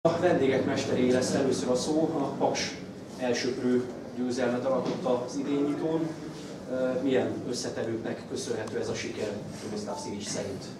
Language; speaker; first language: Hungarian; native; Hungarian